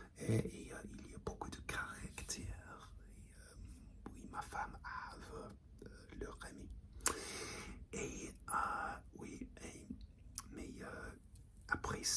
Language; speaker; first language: French; non-native, learner; English